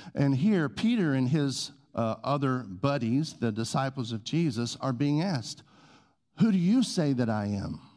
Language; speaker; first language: English; native; English